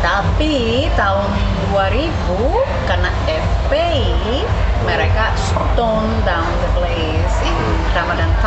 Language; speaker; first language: Indonesian; non-native, fluent; Spanish